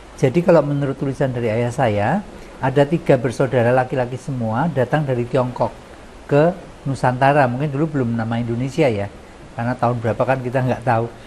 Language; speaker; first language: Indonesian; non-native, local second language; Javanese